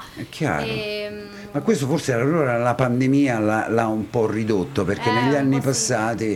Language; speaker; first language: Italian; native; Italian